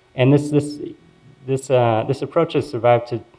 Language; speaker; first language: English; native; English